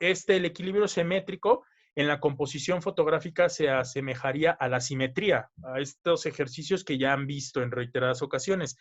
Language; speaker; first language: Spanish; native; Spanish